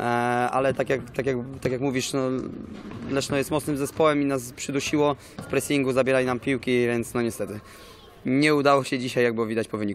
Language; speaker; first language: Polish; native; Polish